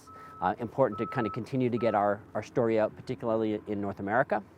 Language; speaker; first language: English; native; English